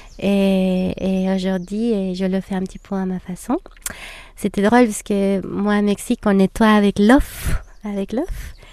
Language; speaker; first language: French; non-native, fluent; Spanish